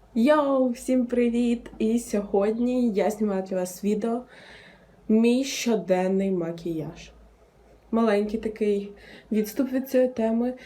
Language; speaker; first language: Ukrainian; non-native, local second language; Russian